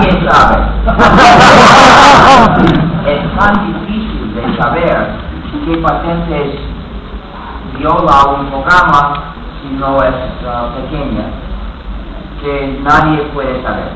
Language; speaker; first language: Spanish; non-native, fluent; English